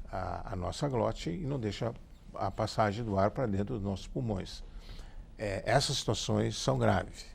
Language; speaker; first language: Portuguese; native; Portuguese